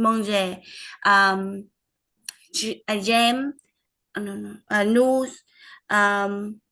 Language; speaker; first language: French; non-native, learner; Vietnamese